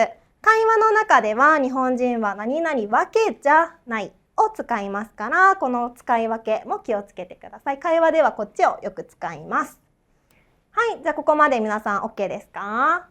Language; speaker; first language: Japanese; non-native, fluent; Chinese